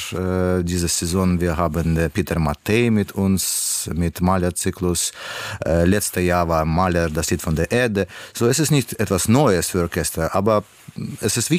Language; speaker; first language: German; non-native, learner; Russian